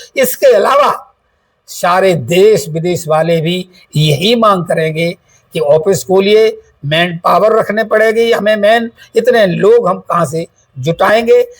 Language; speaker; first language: Hindi; native; Hindi